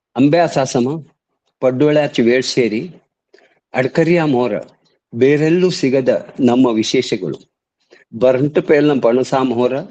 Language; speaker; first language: Kannada; non-native, local second language; Marathi